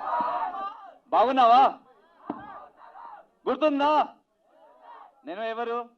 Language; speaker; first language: Telugu; non-native, local second language; Hindi